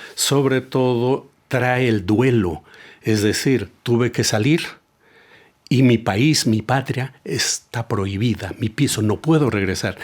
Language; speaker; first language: Spanish; native; Spanish